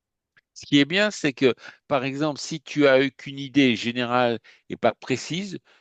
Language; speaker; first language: French; native; French